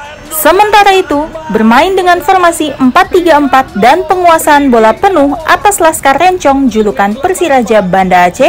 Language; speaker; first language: Indonesian; native; Indonesian